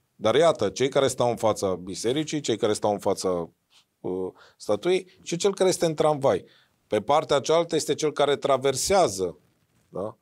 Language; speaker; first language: Romanian; native; Romanian